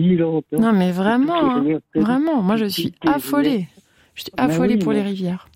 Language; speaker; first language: French; native; French